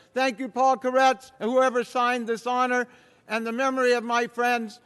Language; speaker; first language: English; native; English